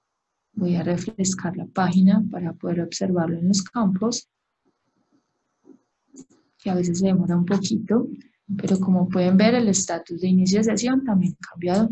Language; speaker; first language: Spanish; native; Spanish